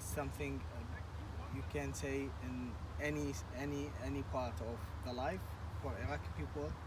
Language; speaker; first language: English; non-native, learner; Arabic